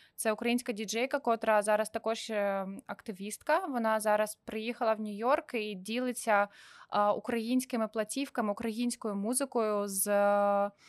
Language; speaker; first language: Ukrainian; non-native, local second language; Russian